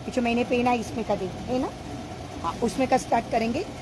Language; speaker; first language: Hindi; non-native, local second language; Marathi